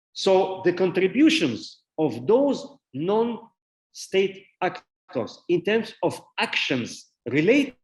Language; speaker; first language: English; non-native, fluent; Arabic